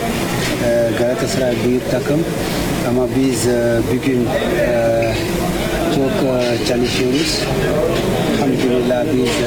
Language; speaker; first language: Turkish; non-native, learner; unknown